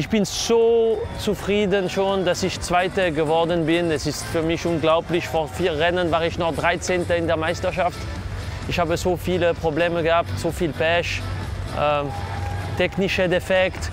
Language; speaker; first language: German; non-native, local second language; French